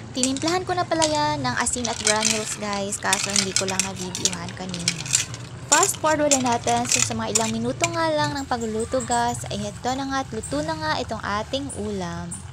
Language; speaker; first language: Filipino; non-native, local second language; Cebuano